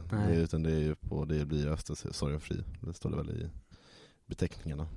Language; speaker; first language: Swedish; native; Swedish